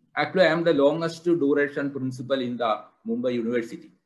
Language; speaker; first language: English; non-native, local second language; Malayalam